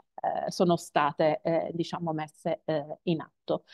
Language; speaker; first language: Italian; native; Italian